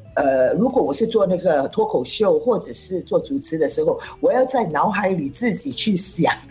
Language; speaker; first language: Chinese; non-native, local second language; Cantonese